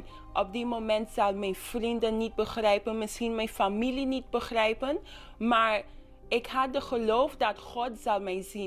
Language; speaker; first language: Dutch; non-native, local second language; English